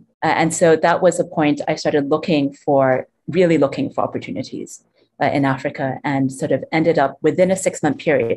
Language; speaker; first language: English; non-native, local second language; Cantonese